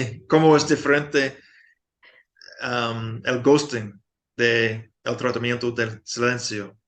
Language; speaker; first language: Spanish; non-native, fluent; English